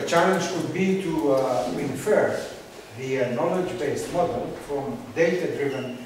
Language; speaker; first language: English; non-native, fluent; Greek